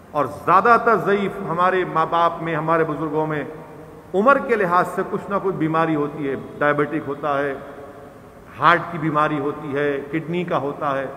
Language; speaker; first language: Hindi; non-native, local second language; Urdu